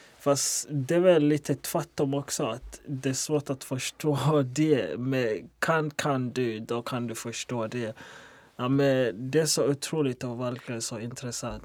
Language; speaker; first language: Swedish; non-native, local second language; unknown